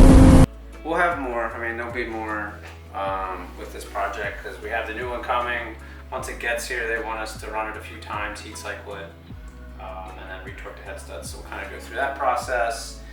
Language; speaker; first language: English; native; English